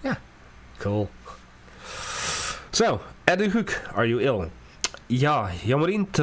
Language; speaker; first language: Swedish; non-native, learner; English